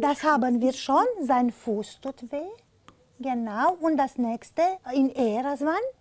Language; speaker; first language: German; non-native, fluent; Romanian